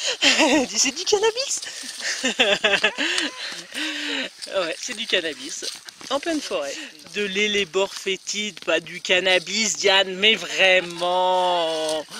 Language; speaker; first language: French; native; French